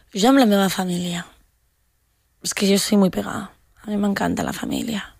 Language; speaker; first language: Catalan; non-native, local second language; Spanish